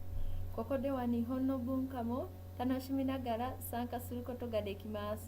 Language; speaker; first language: Japanese; non-native, learner; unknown